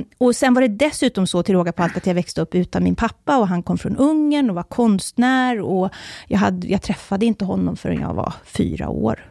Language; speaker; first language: Swedish; native; Swedish